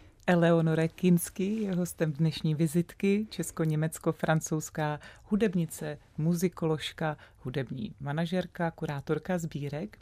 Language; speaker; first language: Czech; native; Czech